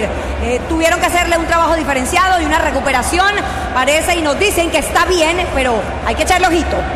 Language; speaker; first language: Spanish; native; Spanish